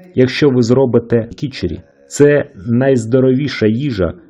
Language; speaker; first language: Ukrainian; non-native, fluent; English